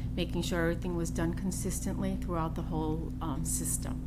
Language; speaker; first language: English; native; English